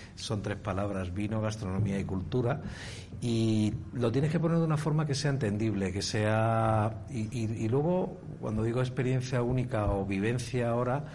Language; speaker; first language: Spanish; native; Spanish